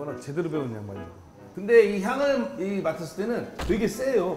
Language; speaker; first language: Korean; native; Korean